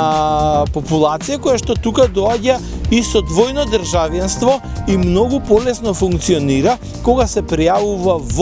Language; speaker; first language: Macedonian; native; Macedonian